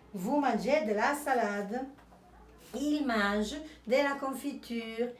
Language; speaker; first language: French; non-native, fluent; Spanish